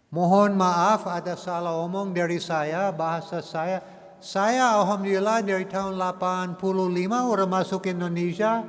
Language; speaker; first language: Indonesian; non-native, learner; English